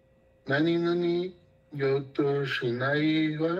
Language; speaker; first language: Japanese; non-native, learner; Spanish